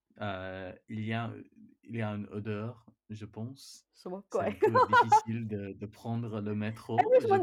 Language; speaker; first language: French; non-native, learner; Chinese